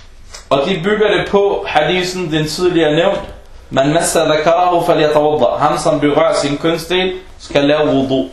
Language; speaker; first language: Danish; non-native, fluent; Arabic